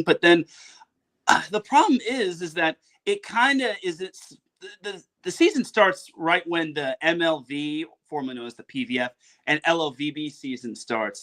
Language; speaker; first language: English; native; English